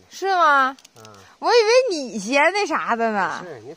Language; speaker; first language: Chinese; native; Chinese